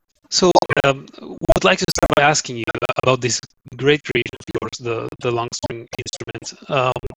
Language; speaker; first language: English; non-native, fluent; Spanish